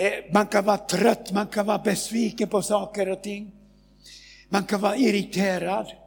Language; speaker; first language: Swedish; non-native, fluent; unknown